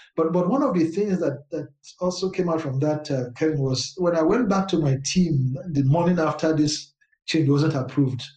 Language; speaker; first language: English; non-native, local second language; Yoruba